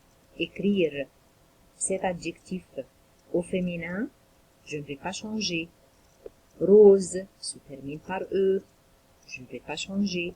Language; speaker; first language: French; non-native, local second language; Arabic